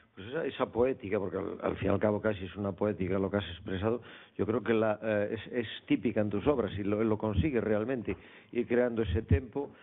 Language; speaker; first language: Spanish; native; Spanish